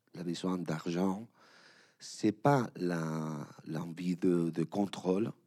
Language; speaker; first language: French; non-native, learner; Spanish